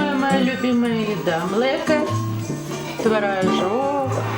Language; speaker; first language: Russian; native; Russian